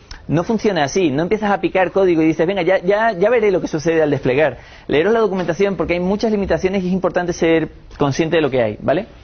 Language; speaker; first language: Spanish; native; Spanish